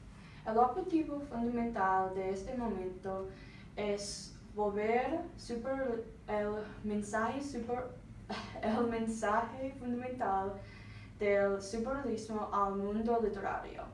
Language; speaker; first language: Spanish; non-native, learner; English